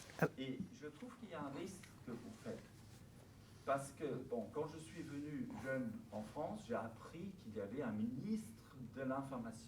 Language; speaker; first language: French; non-native, fluent; German